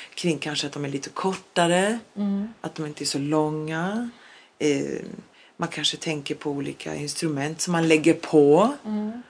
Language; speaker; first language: Swedish; non-native, local second language; Polish